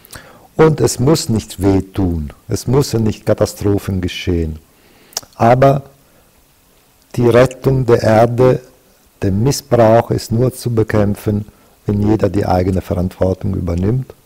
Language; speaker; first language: German; non-native, fluent; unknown